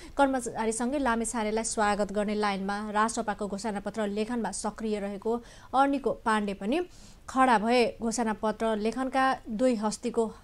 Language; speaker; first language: Nepali; non-native, local second language; Maithili